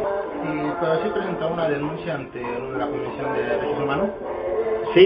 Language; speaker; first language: Spanish; native; Spanish